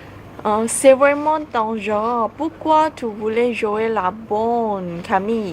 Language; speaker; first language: French; non-native, learner; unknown